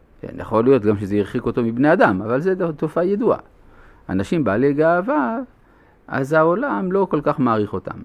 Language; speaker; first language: Hebrew; non-native, fluent; French